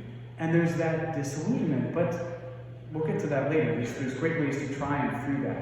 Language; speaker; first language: English; native; English